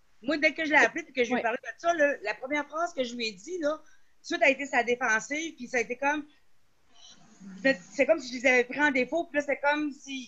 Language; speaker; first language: French; native; French